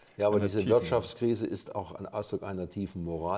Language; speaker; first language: German; native; German